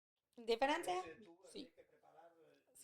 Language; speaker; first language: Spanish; non-native, learner; French